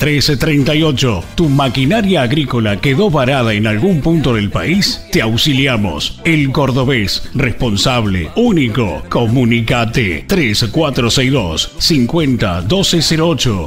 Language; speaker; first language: Spanish; native; Spanish